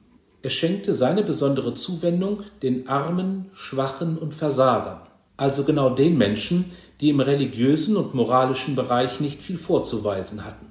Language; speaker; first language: German; native; German